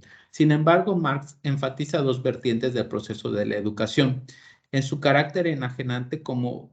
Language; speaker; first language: Spanish; native; Spanish